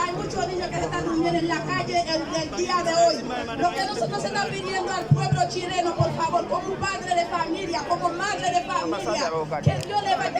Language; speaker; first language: Spanish; non-native, fluent; Haitian Creole